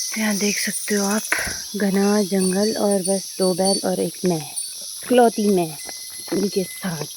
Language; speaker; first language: Hindi; native; Hindi